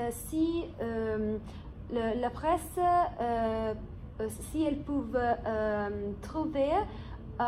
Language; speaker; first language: French; non-native, fluent; English